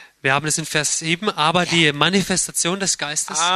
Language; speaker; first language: German; native; German